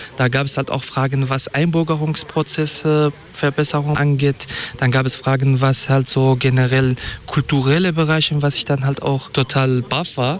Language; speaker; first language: German; non-native, fluent; Kurdish